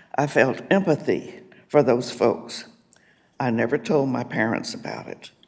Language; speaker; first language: English; native; English